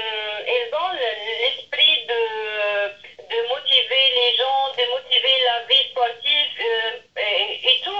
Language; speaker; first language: French; non-native, local second language; Arabic